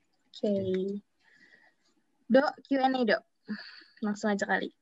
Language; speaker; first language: Indonesian; native; Indonesian